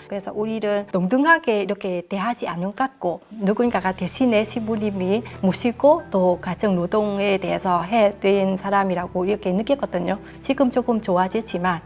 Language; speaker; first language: Korean; non-native, fluent; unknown